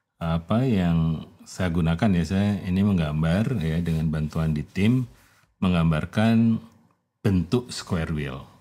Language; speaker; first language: Indonesian; native; Indonesian